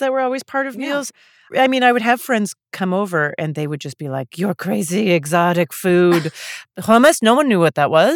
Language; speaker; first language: English; native; English